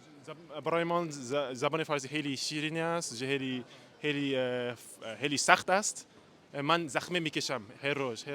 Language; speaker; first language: Persian; non-native, learner; Japanese